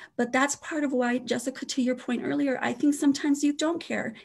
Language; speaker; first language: English; native; English